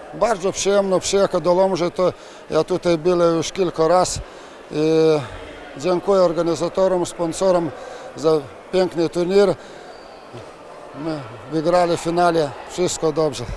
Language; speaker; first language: Polish; non-native, learner; Lithuanian